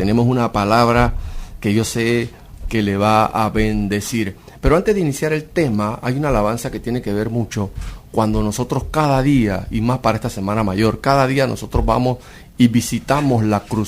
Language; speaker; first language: Spanish; native; Spanish